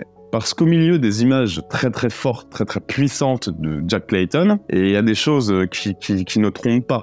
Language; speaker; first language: French; native; French